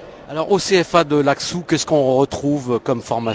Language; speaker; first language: French; native; French